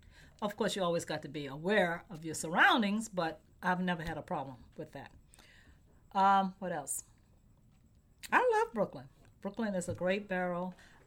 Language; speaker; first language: English; native; English